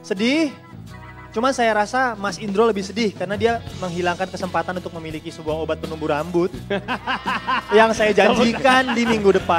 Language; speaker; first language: Indonesian; native; Indonesian